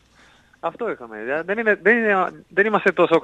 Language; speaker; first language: Greek; non-native, learner; Spanish